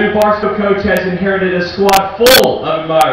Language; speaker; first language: English; native; English